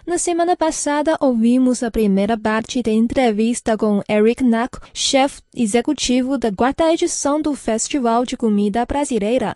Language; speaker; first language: Portuguese; non-native, fluent; Chinese